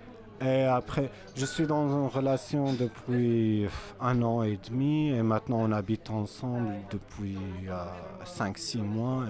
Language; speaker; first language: French; non-native, fluent; Arabic